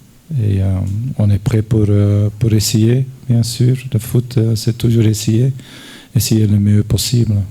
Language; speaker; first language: French; non-native, fluent; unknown